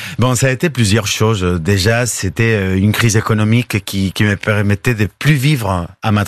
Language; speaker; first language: French; non-native, fluent; Spanish